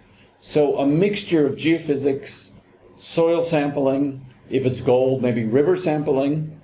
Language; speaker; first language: English; native; English